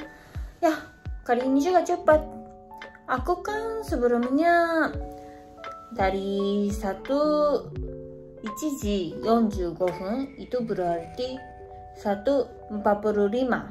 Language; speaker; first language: Indonesian; non-native, learner; Japanese